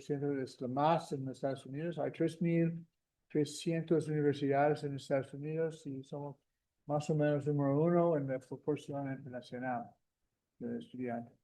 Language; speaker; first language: Spanish; non-native, fluent; English